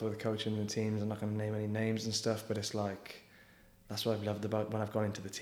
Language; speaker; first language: English; native; English